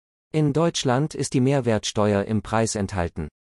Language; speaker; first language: German; non-native, learner; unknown